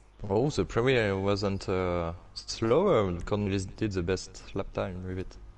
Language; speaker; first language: English; non-native, fluent; French